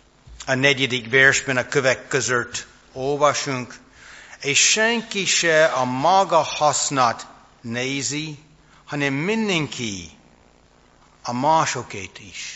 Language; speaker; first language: Hungarian; non-native, fluent; English